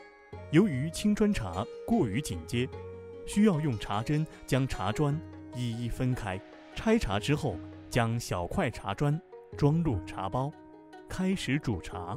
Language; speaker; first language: Chinese; native; Chinese